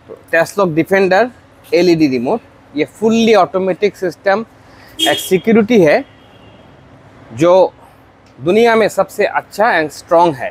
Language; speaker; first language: Hindi; non-native, learner; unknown